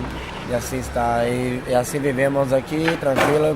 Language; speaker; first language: Spanish; non-native, fluent; Portuguese